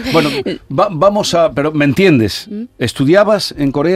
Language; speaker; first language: Spanish; native; Spanish